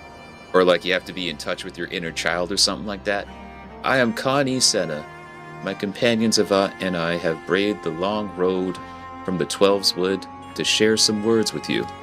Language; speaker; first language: English; native; English